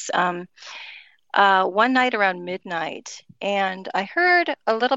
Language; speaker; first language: English; native; English